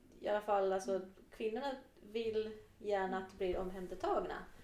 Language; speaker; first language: Swedish; non-native, fluent; Portuguese